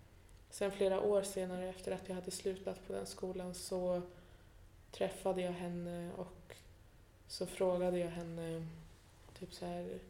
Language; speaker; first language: Swedish; early bilingual, other home language; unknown